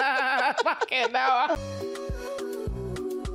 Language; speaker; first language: English; native; English